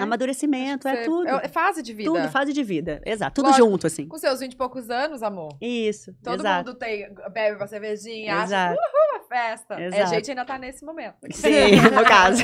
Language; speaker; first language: Portuguese; native; Portuguese